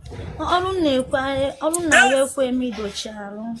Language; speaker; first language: Igbo; native; Igbo